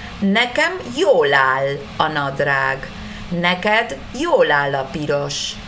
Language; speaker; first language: Hungarian; non-native, fluent; Spanish